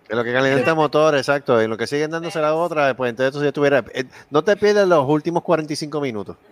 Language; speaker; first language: Spanish; native; Spanish